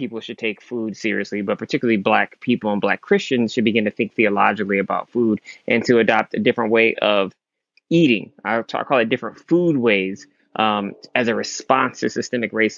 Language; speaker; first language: English; native; English